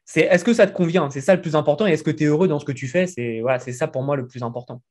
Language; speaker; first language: French; native; French